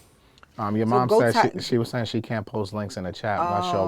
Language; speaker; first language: English; native; English